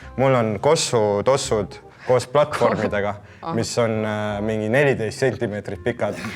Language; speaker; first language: Estonian; native; Estonian